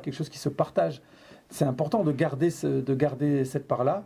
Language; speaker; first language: French; native; French